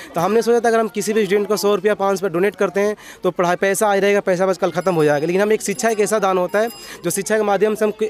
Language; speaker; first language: Hindi; native; Hindi